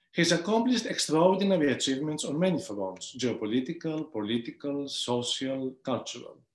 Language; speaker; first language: English; non-native, fluent; Greek